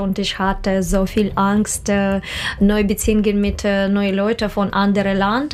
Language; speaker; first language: German; non-native, learner; Russian